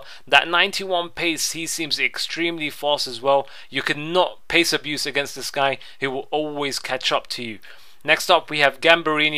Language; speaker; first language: English; native; English